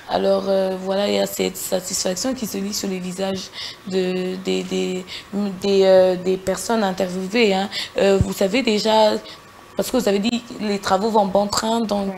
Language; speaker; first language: French; non-native, local second language; Lingala